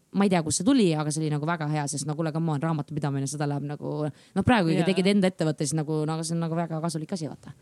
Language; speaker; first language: Estonian; native; Estonian